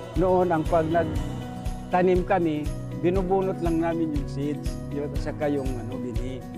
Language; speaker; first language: Filipino; non-native, local second language; Tausug